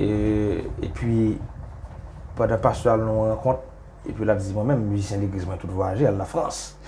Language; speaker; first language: French; non-native, local second language; Haitian Creole